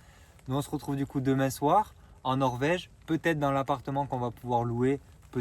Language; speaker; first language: French; native; French